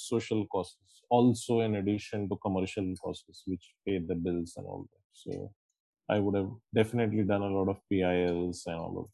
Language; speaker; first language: English; non-native, local second language; Gujarati